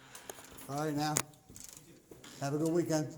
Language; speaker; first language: English; native; English